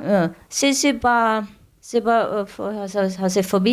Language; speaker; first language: French; non-native, learner; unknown